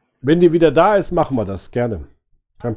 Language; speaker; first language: German; native; German